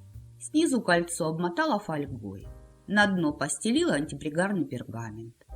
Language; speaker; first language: Russian; native; Russian